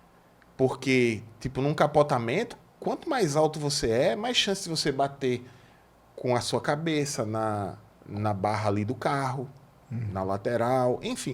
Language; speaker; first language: Portuguese; native; Portuguese